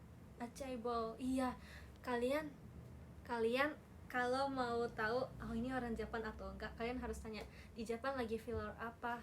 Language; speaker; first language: Indonesian; native; Indonesian